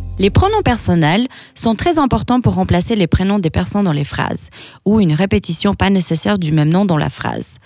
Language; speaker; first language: French; non-native, fluent; Albanian